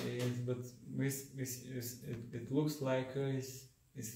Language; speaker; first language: English; non-native, fluent; Bulgarian